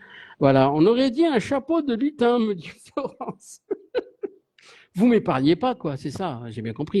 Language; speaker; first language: French; native; French